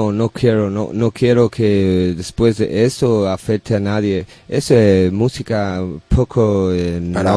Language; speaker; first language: Spanish; non-native, learner; English